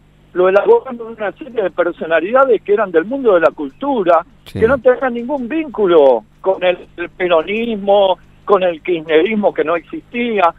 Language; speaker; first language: Spanish; native; Spanish